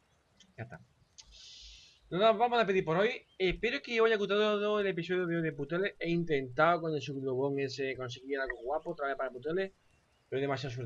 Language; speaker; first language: Spanish; native; Spanish